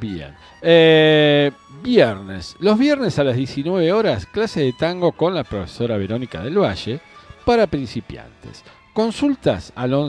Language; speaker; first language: Spanish; native; Spanish